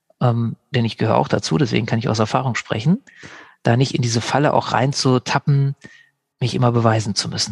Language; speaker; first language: German; native; German